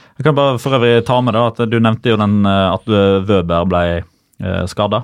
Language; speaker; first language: Norwegian; native; Norwegian